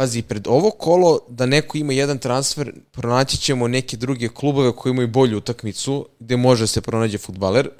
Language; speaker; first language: Serbian; native; Serbian